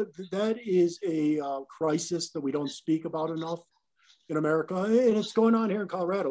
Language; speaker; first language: English; native; English